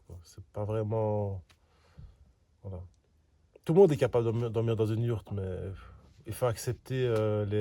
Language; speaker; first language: French; native; French